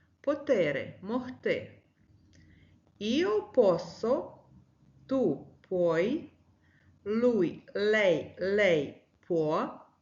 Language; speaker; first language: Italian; non-native, fluent; Ukrainian